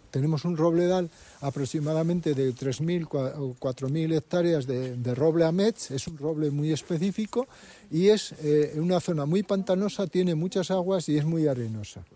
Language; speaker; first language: Spanish; native; Spanish